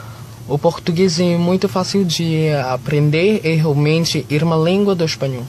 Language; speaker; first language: Portuguese; non-native, learner; Filipino